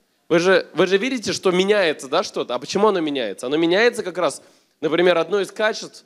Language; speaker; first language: Russian; native; Russian